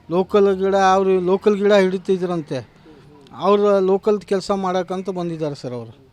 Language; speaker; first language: Kannada; non-native, local second language; Lambadi